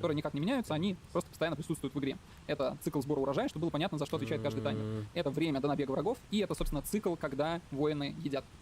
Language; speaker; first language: Russian; native; Russian